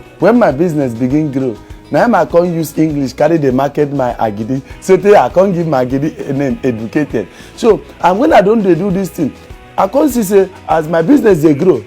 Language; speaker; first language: Nigerian Pidgin; non-native, local second language; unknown